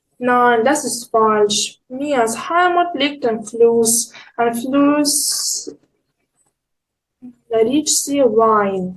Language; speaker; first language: German; non-native, learner; Ukrainian